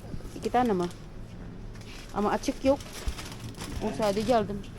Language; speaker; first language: Turkish; non-native, learner; Filipino